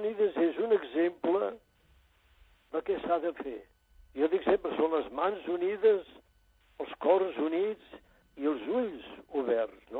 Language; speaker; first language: Catalan; native; Catalan